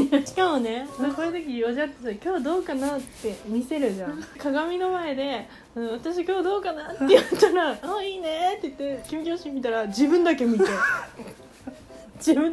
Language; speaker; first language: Japanese; native; Japanese